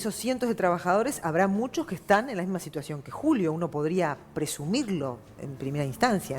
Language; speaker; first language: Spanish; native; Spanish